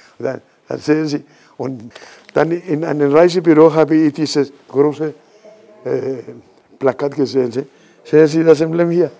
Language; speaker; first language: German; non-native, fluent; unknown